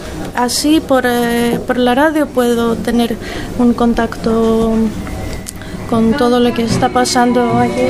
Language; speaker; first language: Spanish; non-native, fluent; Greek